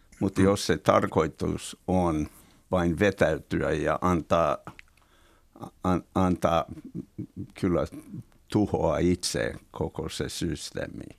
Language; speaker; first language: Finnish; non-native, fluent; English